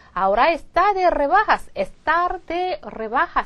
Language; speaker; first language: Spanish; non-native, fluent; Korean